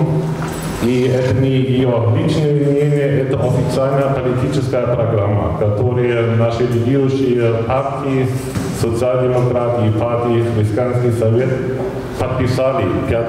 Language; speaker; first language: Russian; non-native, fluent; German